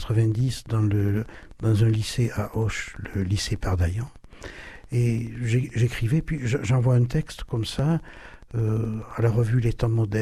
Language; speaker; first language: French; non-native, local second language; German